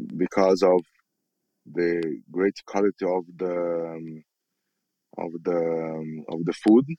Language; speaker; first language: English; non-native, learner; Portuguese